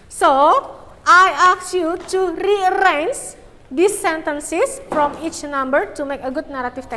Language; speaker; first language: English; non-native, local second language; Indonesian